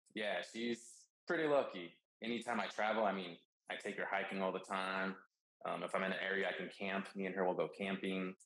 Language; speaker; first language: English; native; English